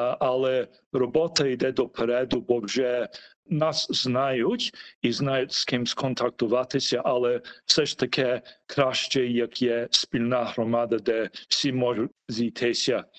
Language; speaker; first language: Ukrainian; early bilingual, heritage; Ukrainian